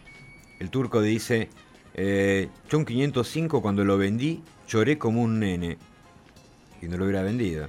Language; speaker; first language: Spanish; native; Spanish